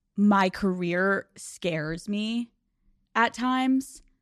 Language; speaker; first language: English; native; English